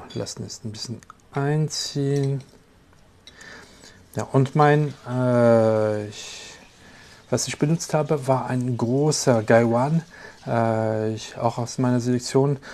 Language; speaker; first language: German; non-native, local second language; French